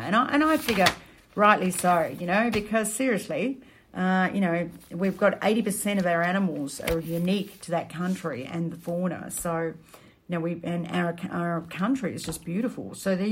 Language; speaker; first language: English; native; English